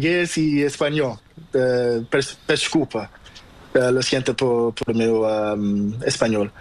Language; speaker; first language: Spanish; non-native, learner; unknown